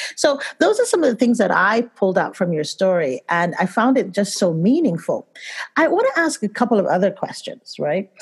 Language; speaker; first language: English; non-native, local second language; Igbo